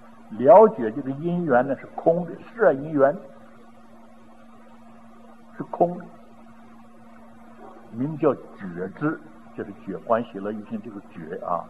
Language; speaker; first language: Chinese; native; Chinese